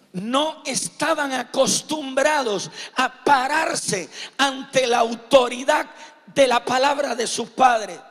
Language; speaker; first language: Spanish; native; Spanish